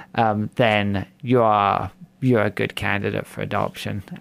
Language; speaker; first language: English; native; English